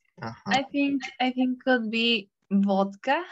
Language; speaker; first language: English; non-native, learner; Spanish